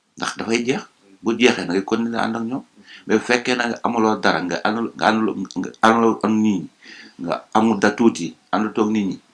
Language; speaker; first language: Wolof; native; Wolof